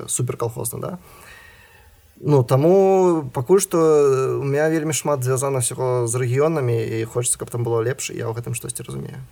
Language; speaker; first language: Belarusian; non-native, local second language; Russian